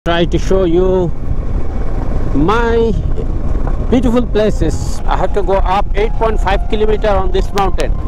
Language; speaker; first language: English; non-native, learner; Bangla